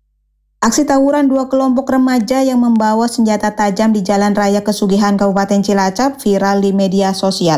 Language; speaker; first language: Indonesian; native; Indonesian